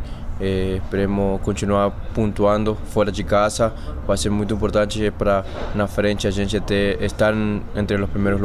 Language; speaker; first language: Portuguese; non-native, fluent; Spanish